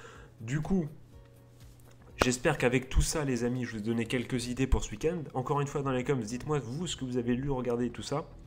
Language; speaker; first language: French; native; French